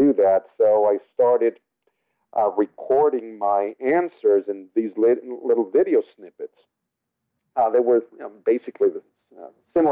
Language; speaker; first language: English; non-native, fluent; Spanish